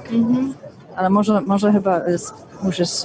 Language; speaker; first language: Polish; non-native, learner; English